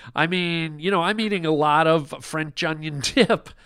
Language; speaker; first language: English; native; English